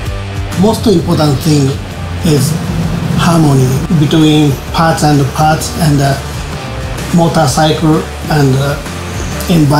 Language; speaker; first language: English; non-native, learner; Japanese